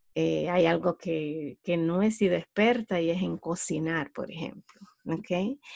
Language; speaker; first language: Spanish; native; Spanish